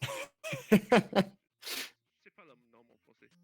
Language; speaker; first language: French; non-native, learner; English